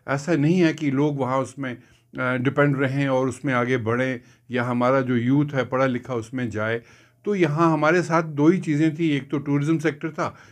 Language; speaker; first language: Hindi; non-native, local second language; Kashmiri